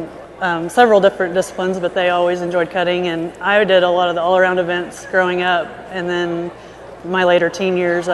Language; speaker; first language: English; native; English